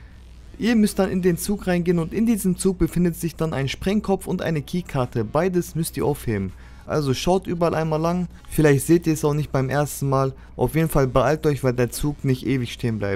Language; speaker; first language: German; native; German